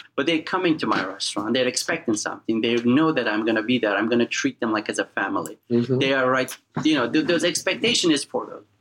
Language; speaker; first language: English; non-native, fluent; Turkish